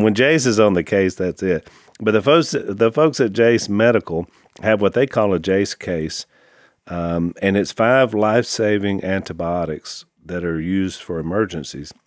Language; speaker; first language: English; native; English